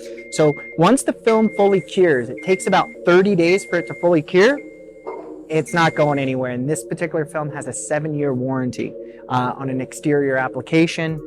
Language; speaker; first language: English; native; English